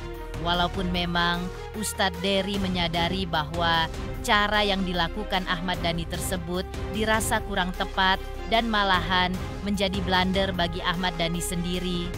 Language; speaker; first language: Indonesian; native; Indonesian